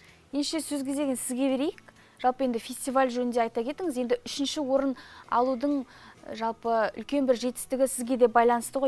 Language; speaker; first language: Kazakh; native; Kazakh